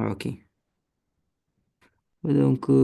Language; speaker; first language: French; non-native, learner; Romanian